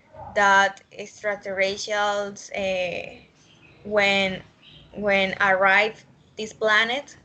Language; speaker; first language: English; non-native, learner; Spanish